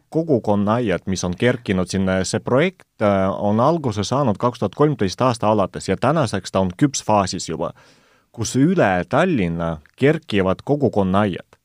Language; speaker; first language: Estonian; non-native, local second language; Russian